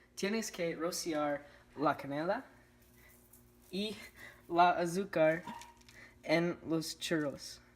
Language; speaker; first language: Spanish; non-native, learner; English